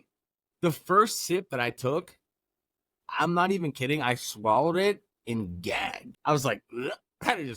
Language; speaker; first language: English; native; English